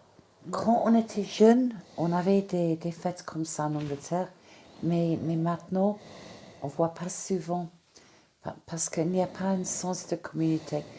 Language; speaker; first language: French; non-native, fluent; English